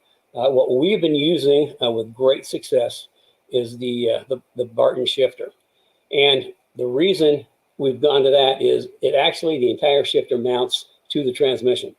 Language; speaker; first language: English; native; English